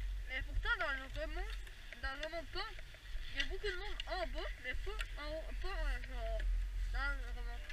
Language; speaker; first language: French; native; French